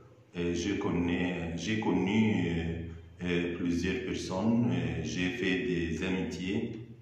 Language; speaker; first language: French; non-native, fluent; Arabic